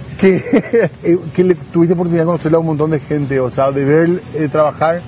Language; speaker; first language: Spanish; native; Spanish